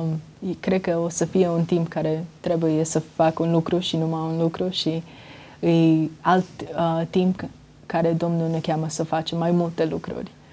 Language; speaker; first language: Romanian; early bilingual, heritage; Romanian